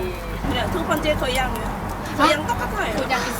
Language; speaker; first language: Korean; non-native, learner; Khmer